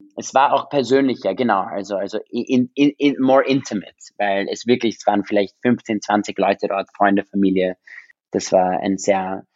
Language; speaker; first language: German; non-native, local second language; English